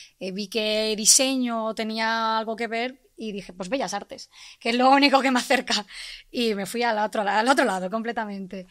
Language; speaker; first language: Spanish; native; Spanish